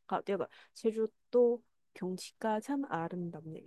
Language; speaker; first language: Korean; non-native, fluent; Chinese